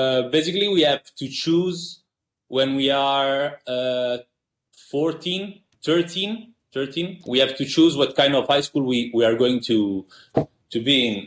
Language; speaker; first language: English; non-native, fluent; Italian